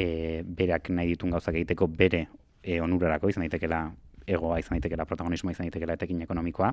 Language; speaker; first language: Basque; native; Basque